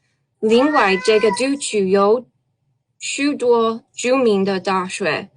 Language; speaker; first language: Chinese; non-native, learner; English